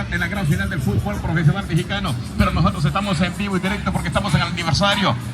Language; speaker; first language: Spanish; native; Spanish